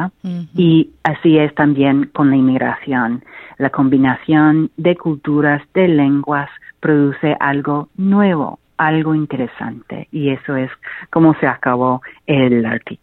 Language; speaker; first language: Spanish; non-native, fluent; English